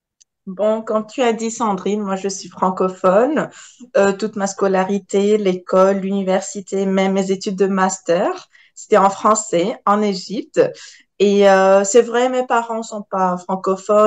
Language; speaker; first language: French; non-native, local second language; Arabic